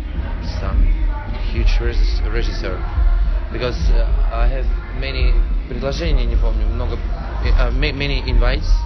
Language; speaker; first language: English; non-native, learner; Russian